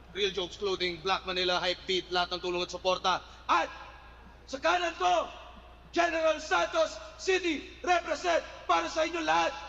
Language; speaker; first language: Filipino; native; Filipino